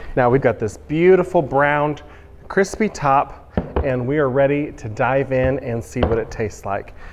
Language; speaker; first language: English; native; English